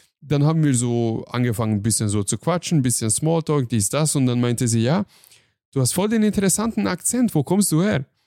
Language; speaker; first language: German; non-native, fluent; Hungarian